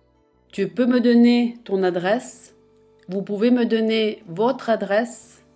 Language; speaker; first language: French; non-native, fluent; Italian